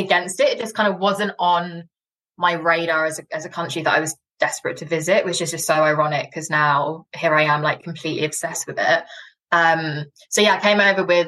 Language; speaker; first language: English; native; English